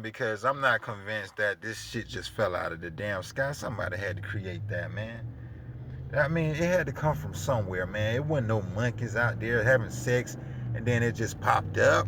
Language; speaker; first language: English; native; English